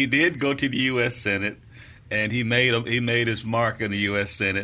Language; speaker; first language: English; native; English